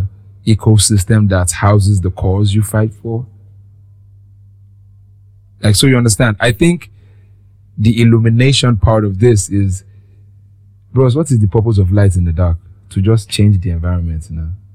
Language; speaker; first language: English; non-native, local second language; Yoruba